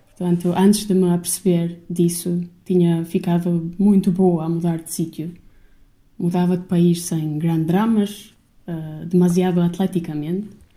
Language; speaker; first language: Portuguese; non-native, fluent; Albanian